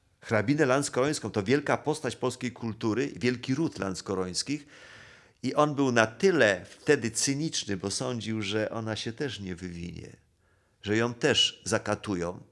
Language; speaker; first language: Polish; native; Polish